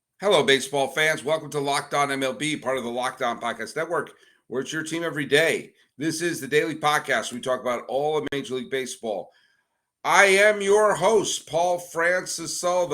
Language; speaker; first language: English; native; English